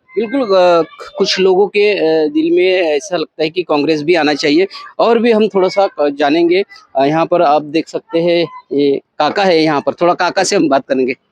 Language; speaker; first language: Hindi; non-native, local second language; Marathi